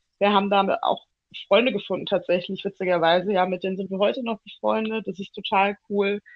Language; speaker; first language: German; early bilingual, other home language; Italian